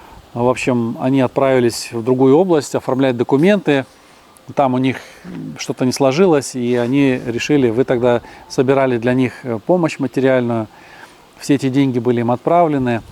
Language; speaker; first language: Russian; native; Russian